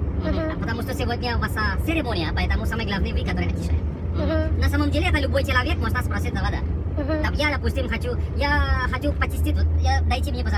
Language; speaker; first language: Russian; non-native, learner; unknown